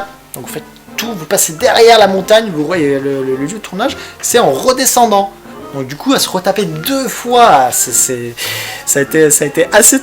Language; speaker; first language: French; native; French